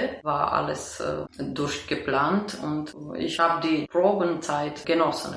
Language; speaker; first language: German; non-native, fluent; Romanian